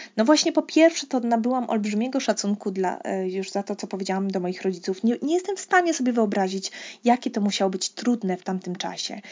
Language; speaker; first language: Polish; native; Polish